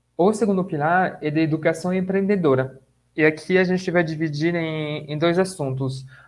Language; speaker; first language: Portuguese; non-native, fluent; French